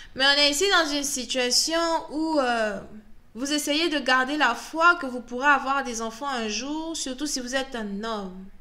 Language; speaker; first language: French; native; French